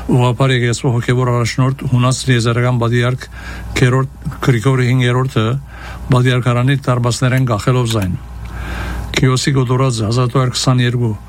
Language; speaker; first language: Armenian; early bilingual, heritage; Armenian